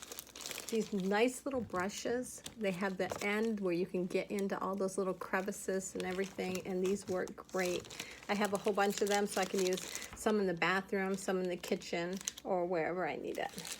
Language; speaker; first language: English; native; English